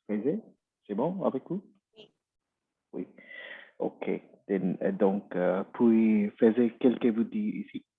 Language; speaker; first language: French; non-native, learner; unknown